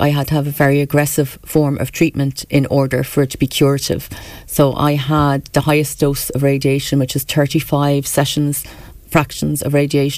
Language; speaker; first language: English; native; English